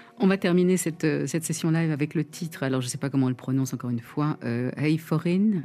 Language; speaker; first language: French; native; French